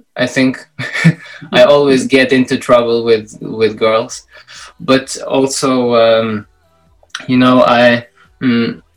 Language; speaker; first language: English; non-native, fluent; Belarusian